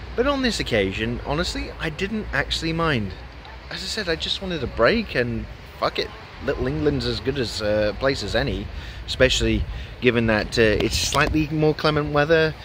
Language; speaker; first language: English; native; English